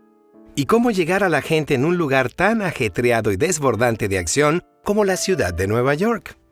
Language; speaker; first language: Spanish; native; Spanish